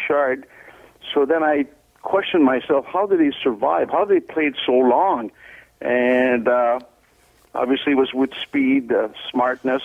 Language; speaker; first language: English; native; English